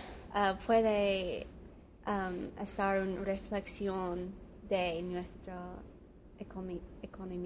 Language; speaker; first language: Spanish; non-native, learner; English